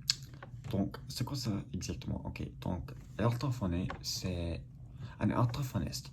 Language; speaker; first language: French; non-native, learner; English